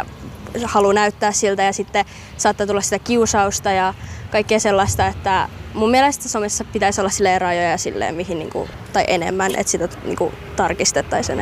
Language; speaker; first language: Finnish; native; Finnish